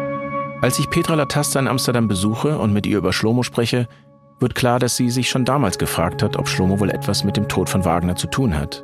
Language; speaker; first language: German; native; German